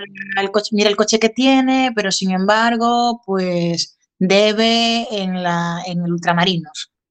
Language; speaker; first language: Spanish; native; Spanish